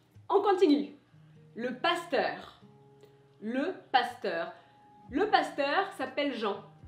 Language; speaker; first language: French; native; French